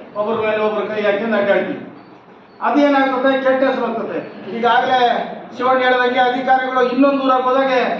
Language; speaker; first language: Kannada; native; Kannada